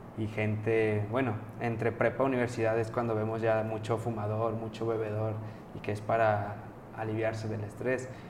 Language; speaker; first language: Spanish; native; Spanish